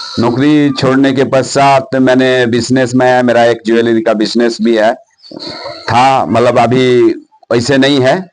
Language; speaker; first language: Hindi; non-native, local second language; Bangla